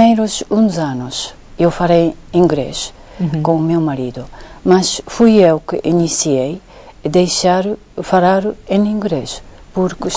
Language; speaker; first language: Portuguese; non-native, fluent; Japanese